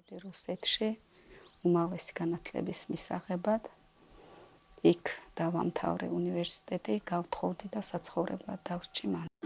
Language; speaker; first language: Georgian; non-native, local second language; Chechen